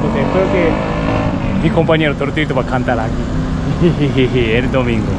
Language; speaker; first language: Spanish; non-native, learner; Japanese